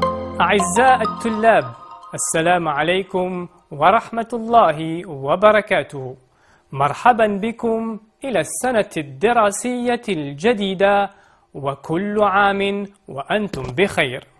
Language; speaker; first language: Arabic; non-native, fluent; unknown